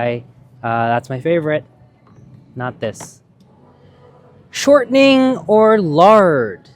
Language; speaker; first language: English; native; English